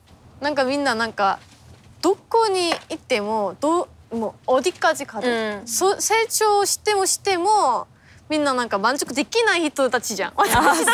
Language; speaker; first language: Japanese; non-native, fluent; Korean